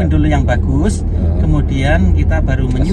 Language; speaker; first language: Indonesian; native; Indonesian